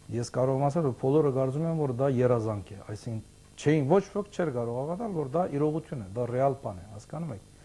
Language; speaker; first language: Armenian; early bilingual, heritage; Armenian